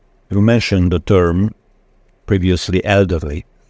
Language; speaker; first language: English; non-native, fluent; Hungarian